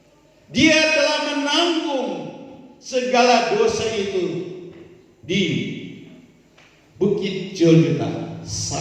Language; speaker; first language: Indonesian; native; Indonesian